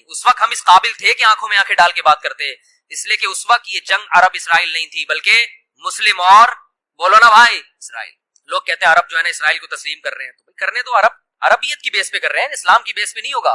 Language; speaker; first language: Urdu; native; Urdu